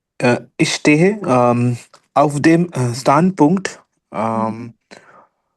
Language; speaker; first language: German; non-native, learner; Hindi